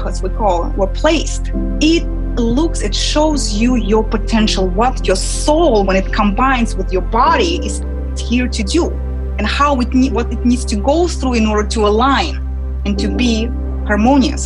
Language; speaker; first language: English; non-native, fluent; Kazakh